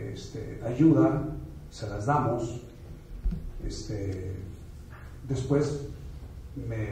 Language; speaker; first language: Spanish; native; Spanish